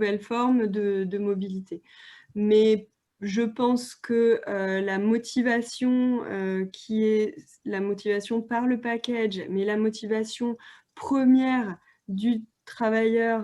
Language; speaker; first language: French; native; French